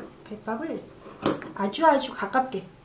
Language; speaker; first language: Korean; native; Korean